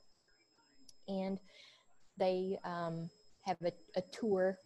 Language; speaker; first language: English; native; English